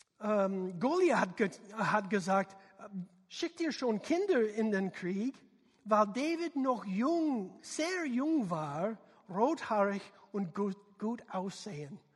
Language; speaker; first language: German; non-native, learner; English